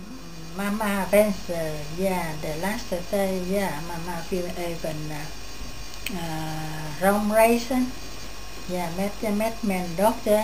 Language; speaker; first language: Dutch; non-native, learner; Vietnamese